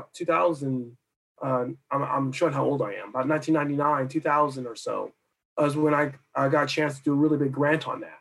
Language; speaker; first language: English; native; English